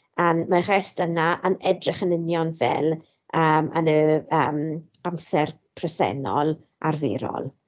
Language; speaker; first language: Welsh; non-native, local second language; English